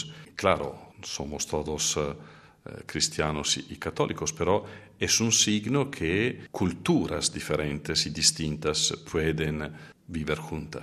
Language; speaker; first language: Spanish; non-native, fluent; Italian